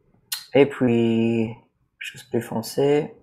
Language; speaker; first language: French; non-native, learner; English